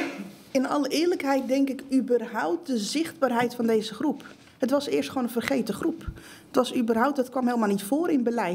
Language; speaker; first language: Dutch; native; Dutch